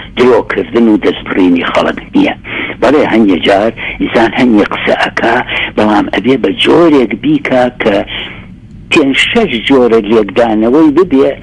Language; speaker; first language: Central Kurdish; native; Central Kurdish